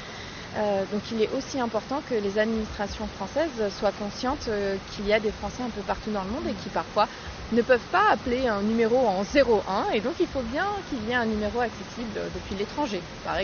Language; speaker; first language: French; native; French